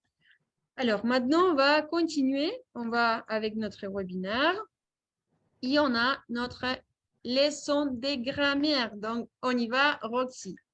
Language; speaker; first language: French; non-native, fluent; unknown